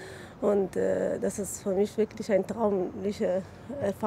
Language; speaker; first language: German; non-native, learner; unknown